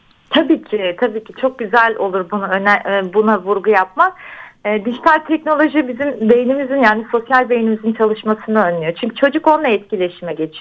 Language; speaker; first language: Turkish; native; Turkish